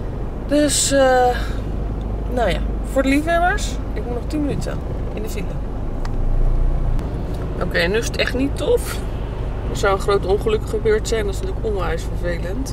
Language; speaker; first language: Dutch; native; Dutch